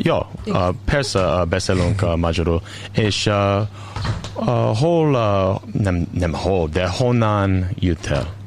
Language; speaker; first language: Hungarian; non-native, learner; English